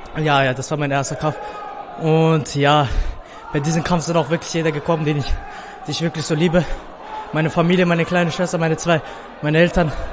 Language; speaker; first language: German; non-native, fluent; Persian